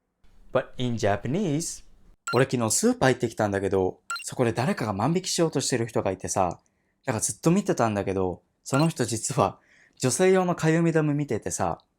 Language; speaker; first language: Japanese; non-native, fluent; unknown